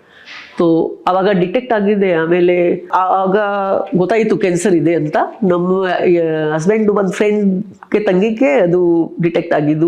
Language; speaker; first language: Kannada; non-native, local second language; Hindi